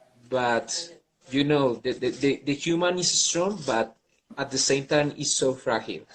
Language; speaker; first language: English; non-native, learner; Spanish